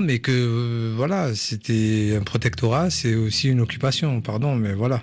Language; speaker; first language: French; native; French